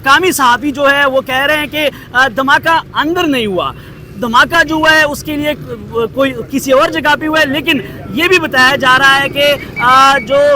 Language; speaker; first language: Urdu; non-native, local second language; Pashto